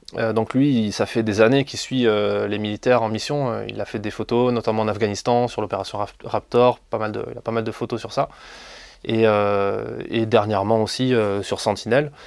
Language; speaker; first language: French; native; French